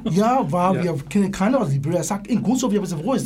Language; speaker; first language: German; non-native, learner; English